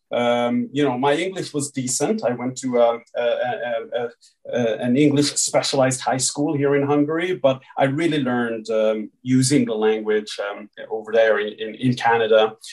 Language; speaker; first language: English; early bilingual, other home language; Hungarian